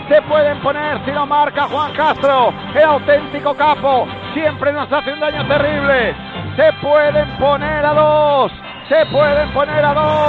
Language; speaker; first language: Spanish; native; Spanish